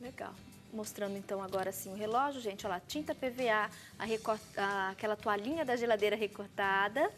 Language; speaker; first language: Portuguese; native; Portuguese